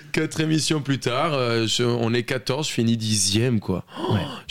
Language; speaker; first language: French; non-native, fluent; Spanish